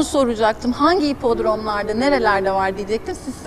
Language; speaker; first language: Turkish; native; Turkish